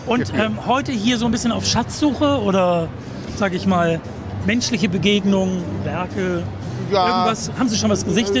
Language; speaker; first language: German; native; German